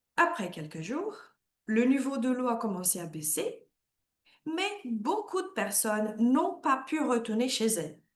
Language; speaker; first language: French; non-native, fluent; Portuguese